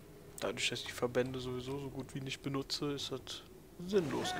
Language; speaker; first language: German; native; German